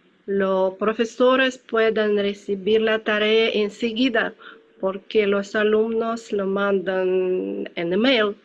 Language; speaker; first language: Spanish; non-native, learner; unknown